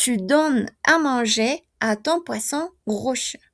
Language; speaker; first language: French; non-native, fluent; Spanish